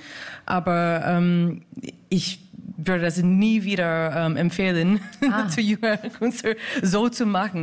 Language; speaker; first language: German; non-native, fluent; English